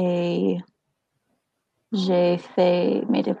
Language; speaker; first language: French; non-native, learner; English